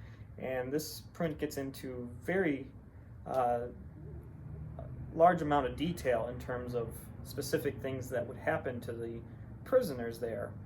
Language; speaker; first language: English; native; English